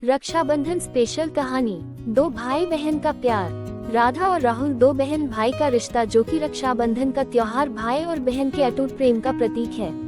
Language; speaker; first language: Hindi; native; Hindi